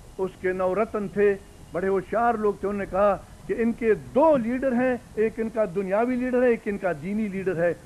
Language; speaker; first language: Urdu; non-native, local second language; Pashto